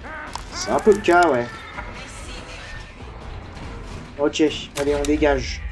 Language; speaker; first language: French; native; French